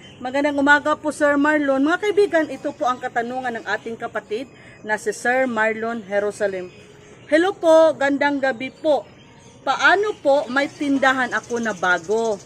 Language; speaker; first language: Filipino; non-native, local second language; Cebuano